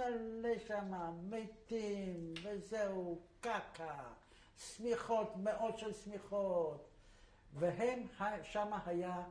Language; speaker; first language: Hebrew; non-native, fluent; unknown